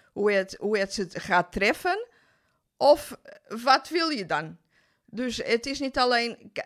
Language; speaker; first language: Dutch; non-native, fluent; Portuguese